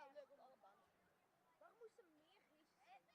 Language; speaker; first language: Dutch; native; Dutch